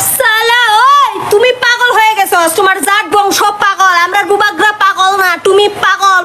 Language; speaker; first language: Bangla; non-native, local second language; Kok Borok